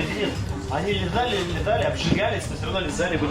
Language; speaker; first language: Russian; native; Russian